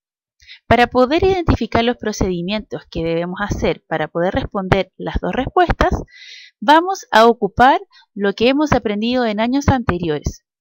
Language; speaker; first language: Spanish; native; Spanish